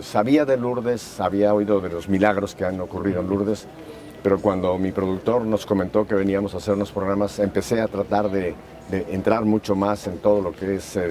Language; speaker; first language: Spanish; native; Spanish